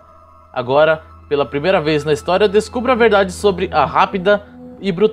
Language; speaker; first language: Portuguese; native; Portuguese